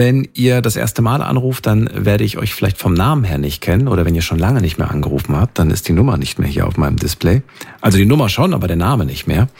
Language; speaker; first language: German; native; German